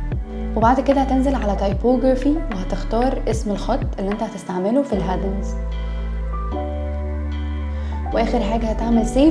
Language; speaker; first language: Arabic; native; Arabic